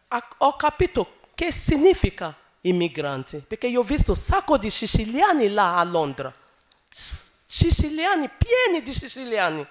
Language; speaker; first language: Italian; non-native, learner; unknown